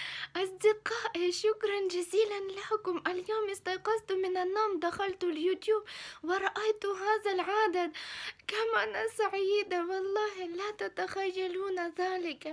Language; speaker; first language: Arabic; non-native, fluent; Ukrainian